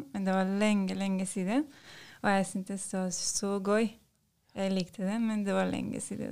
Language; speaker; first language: Norwegian; non-native, learner; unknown